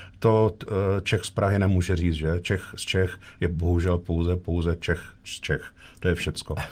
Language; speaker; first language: Czech; native; Czech